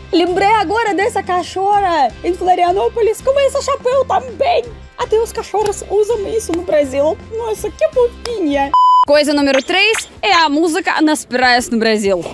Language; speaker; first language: Portuguese; non-native, fluent; Russian